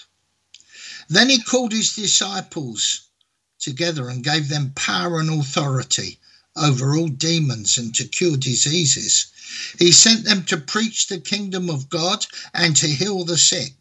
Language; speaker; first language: English; native; English